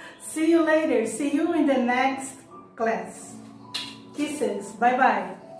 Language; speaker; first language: English; non-native, learner; Portuguese